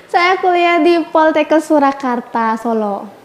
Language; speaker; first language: Indonesian; native; Indonesian